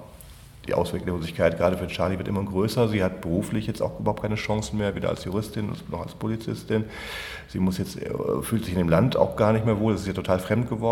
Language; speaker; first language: German; native; German